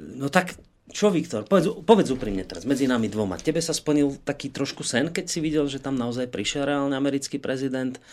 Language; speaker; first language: Slovak; native; Slovak